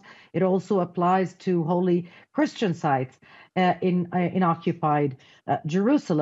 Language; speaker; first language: English; non-native, fluent; Arabic